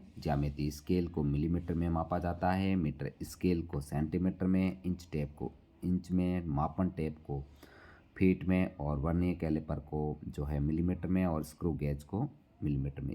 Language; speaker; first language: Hindi; native; Hindi